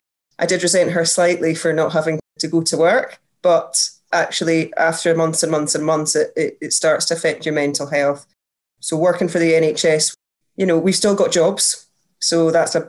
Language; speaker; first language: English; native; English